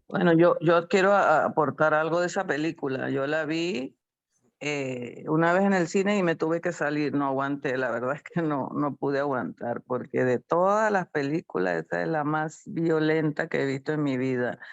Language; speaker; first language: Spanish; native; Spanish